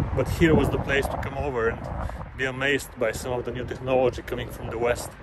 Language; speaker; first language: English; non-native, fluent; Bulgarian